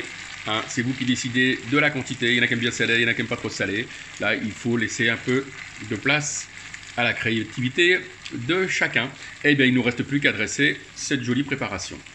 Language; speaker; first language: French; native; French